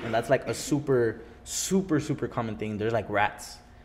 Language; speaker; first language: English; early bilingual, other home language; Spanish